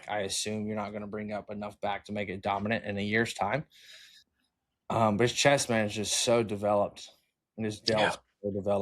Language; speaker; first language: English; native; English